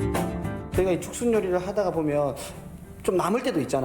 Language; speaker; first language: Korean; native; Korean